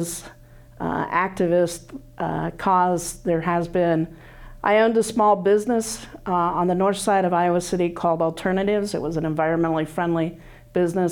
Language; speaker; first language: English; native; English